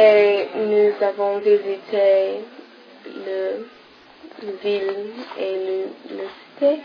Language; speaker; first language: French; non-native, learner; English